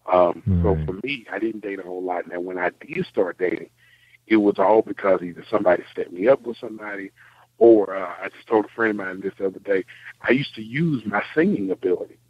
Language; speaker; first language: English; native; English